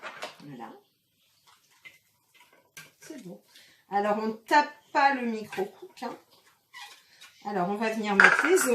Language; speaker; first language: French; native; French